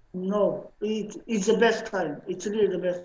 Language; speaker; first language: English; non-native, learner; Slovenian